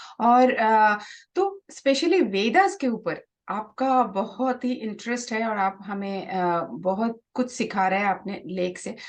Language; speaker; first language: Hindi; non-native, local second language; Bangla